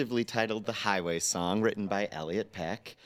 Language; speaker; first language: English; native; English